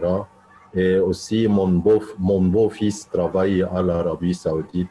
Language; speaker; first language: French; non-native, fluent; Arabic